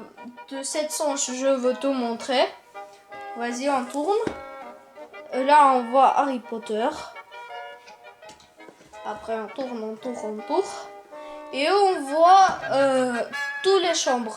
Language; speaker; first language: French; non-native, learner; Russian